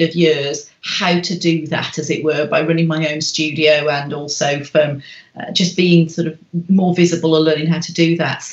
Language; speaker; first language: English; native; English